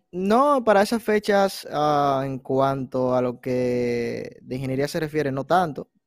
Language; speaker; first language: Spanish; native; Spanish